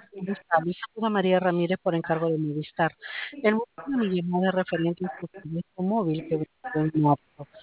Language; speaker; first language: Spanish; native; Spanish